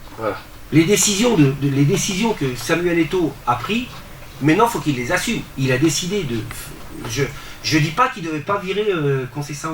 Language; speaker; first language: French; early bilingual, other home language; Portuguese